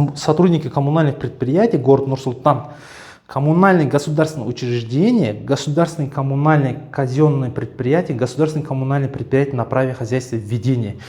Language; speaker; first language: Russian; non-native, local second language; Kazakh